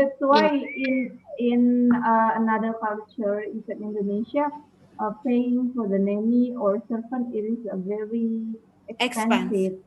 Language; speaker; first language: English; non-native, learner; Indonesian